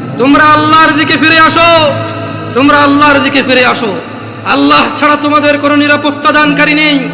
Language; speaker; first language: Bangla; early bilingual, heritage; Bangla